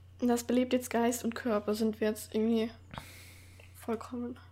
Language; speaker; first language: German; native; German